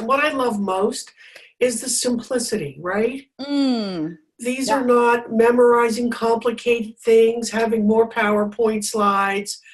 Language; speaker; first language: English; native; English